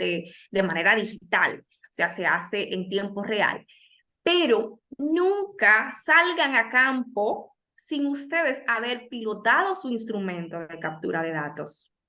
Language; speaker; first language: Spanish; native; Spanish